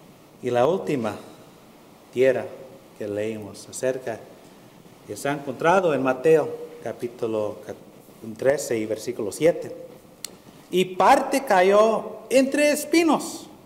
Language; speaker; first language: Spanish; early bilingual, heritage; Spanish